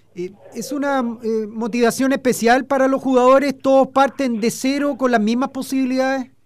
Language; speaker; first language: Spanish; native; Spanish